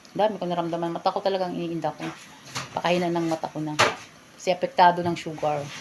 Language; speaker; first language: Filipino; non-native, local second language; Bikol